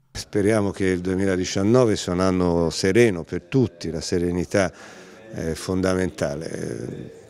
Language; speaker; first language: Italian; native; Italian